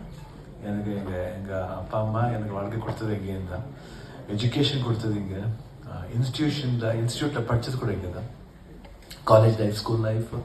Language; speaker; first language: Tamil; non-native, local second language; Kannada